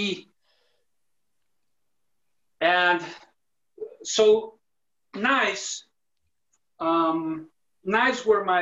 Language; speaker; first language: English; non-native, fluent; Spanish